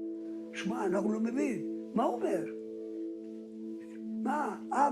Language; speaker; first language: Hebrew; non-native, fluent; Ladino